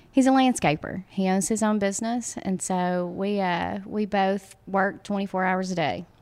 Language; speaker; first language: English; native; English